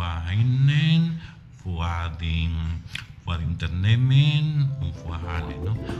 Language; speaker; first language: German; non-native, learner; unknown